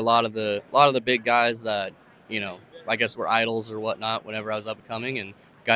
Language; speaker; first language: English; native; English